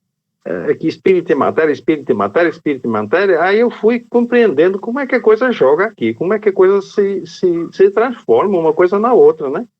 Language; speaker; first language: Portuguese; native; Portuguese